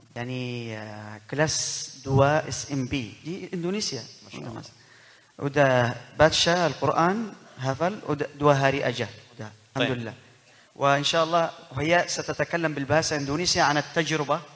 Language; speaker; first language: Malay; non-native, learner; Arabic